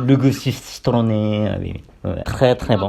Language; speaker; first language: French; non-native, learner; Japanese